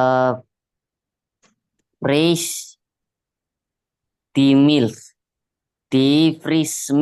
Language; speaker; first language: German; non-native, learner; Indonesian